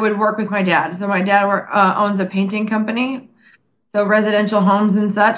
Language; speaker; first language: English; native; English